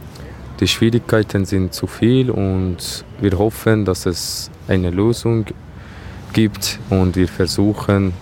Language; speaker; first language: German; non-native, fluent; Persian